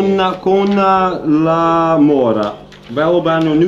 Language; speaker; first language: Italian; non-native, learner; English